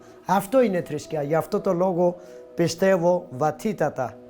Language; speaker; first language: Greek; non-native, learner; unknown